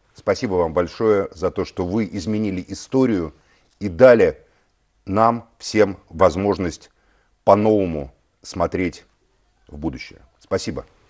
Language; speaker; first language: Russian; native; Russian